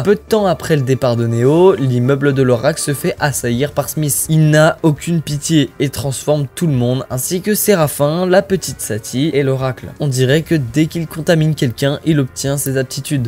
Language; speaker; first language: French; native; French